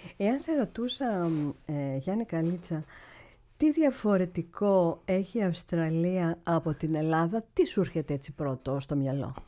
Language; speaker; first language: Greek; native; Greek